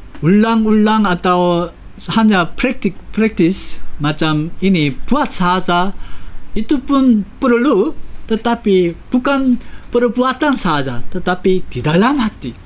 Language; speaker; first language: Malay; non-native, fluent; Korean